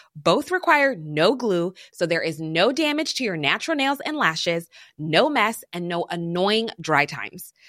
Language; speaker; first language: English; non-native, fluent; German